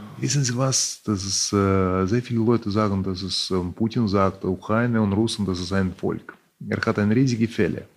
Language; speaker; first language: German; non-native, fluent; Russian